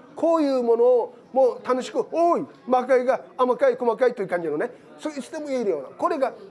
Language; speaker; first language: Japanese; native; Japanese